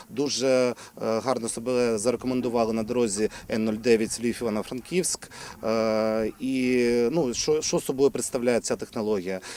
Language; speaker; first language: Ukrainian; native; Ukrainian